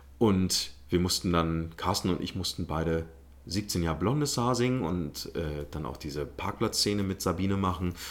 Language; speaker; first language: German; early bilingual, other home language; Arabic